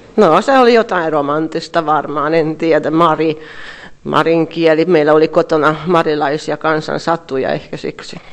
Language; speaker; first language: Finnish; non-native, fluent; Hungarian